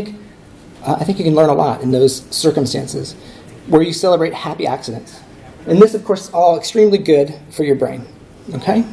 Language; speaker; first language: English; native; English